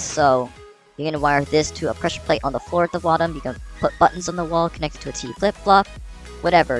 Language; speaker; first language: English; native; English